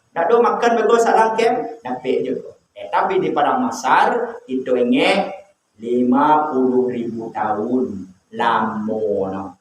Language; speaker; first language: Malay; non-native, local second language; Minangkabau